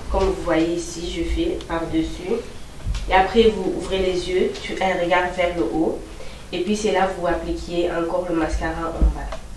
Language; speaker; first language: French; non-native, local second language; Lingala